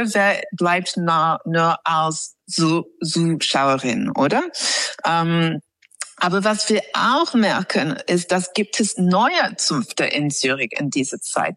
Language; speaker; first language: German; non-native, fluent; English